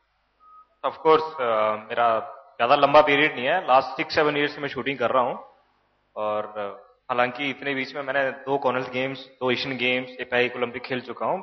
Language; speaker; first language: Hindi; native; Hindi